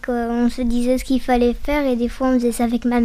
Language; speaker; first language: French; native; French